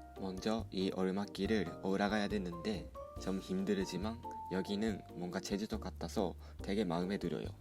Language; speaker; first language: Korean; non-native, fluent; Japanese